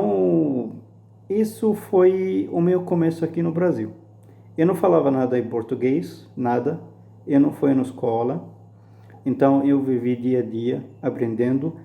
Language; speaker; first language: Portuguese; non-native, fluent; Arabic